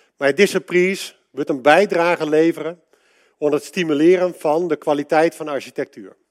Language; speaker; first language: Dutch; native; Dutch